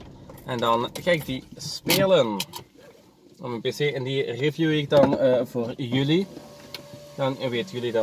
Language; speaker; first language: Dutch; native; Dutch